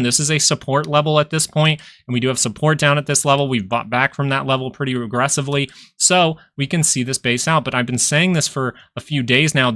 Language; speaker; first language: English; native; English